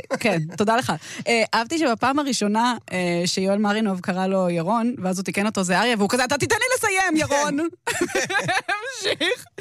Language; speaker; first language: Hebrew; native; Hebrew